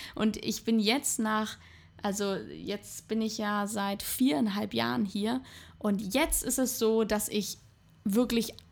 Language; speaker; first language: German; native; German